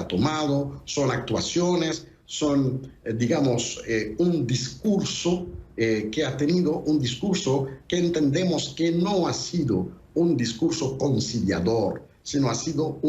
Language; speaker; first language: Spanish; non-native, fluent; Haitian Creole